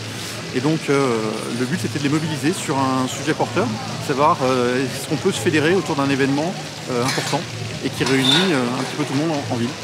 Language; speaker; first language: French; native; French